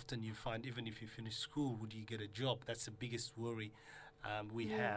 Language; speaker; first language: English; non-native, fluent; Somali